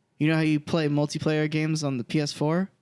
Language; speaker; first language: English; native; English